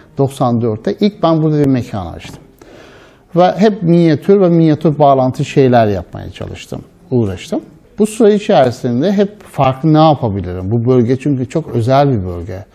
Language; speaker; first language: Turkish; non-native, fluent; Persian